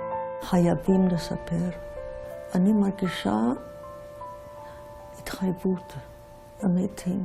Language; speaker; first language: Hebrew; non-native, fluent; Yiddish